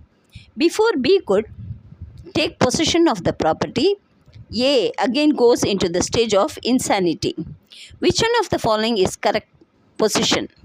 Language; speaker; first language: English; non-native, local second language; Tamil